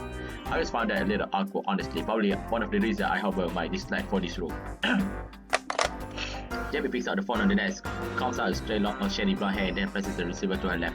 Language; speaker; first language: English; non-native, local second language; Malay